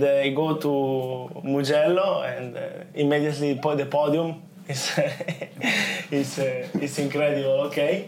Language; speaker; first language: English; non-native, learner; Italian